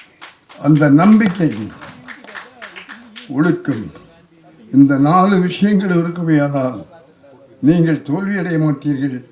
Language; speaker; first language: Tamil; native; Tamil